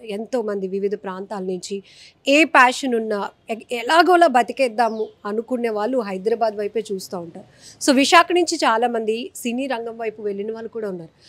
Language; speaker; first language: Telugu; native; Telugu